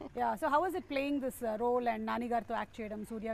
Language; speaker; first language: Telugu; native; Telugu